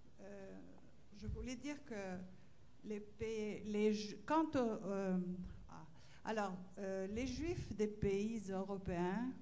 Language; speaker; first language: French; non-native, fluent; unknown